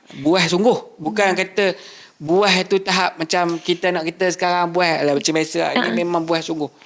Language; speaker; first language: Malay; native; Malay